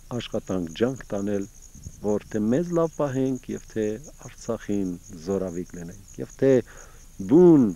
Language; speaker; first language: Armenian; early bilingual, heritage; Armenian